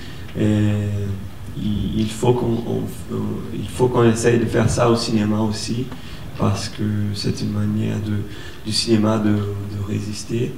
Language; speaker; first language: French; non-native, fluent; Portuguese